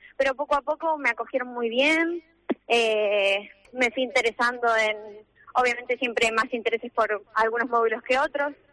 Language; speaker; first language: Spanish; native; Spanish